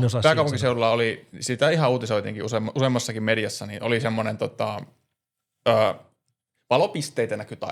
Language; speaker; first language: Finnish; native; Finnish